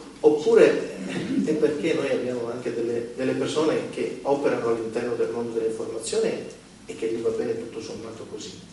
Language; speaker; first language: Italian; native; Italian